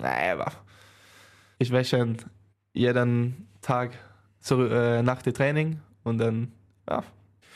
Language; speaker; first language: German; non-native, learner; Swedish